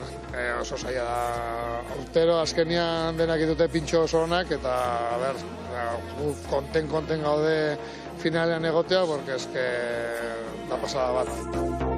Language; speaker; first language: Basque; non-native, local second language; Spanish